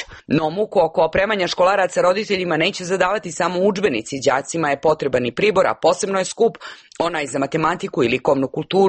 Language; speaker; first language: Serbian; native; Serbian